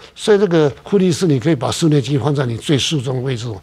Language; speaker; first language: Chinese; native; Chinese